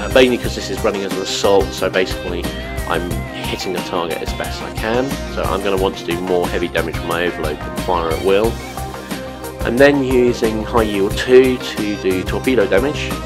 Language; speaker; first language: English; native; English